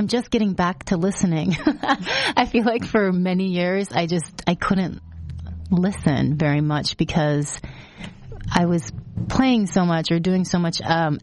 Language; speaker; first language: English; native; English